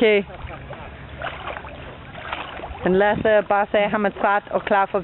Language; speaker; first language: Danish; non-native, learner; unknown